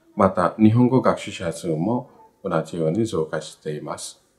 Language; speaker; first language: Japanese; non-native, fluent; Bangla